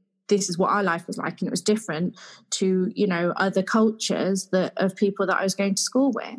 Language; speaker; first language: English; native; English